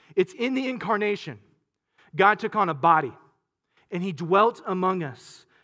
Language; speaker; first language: English; native; English